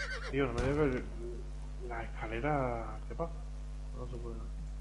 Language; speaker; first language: Spanish; native; Spanish